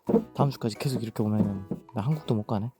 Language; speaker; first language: Korean; native; Korean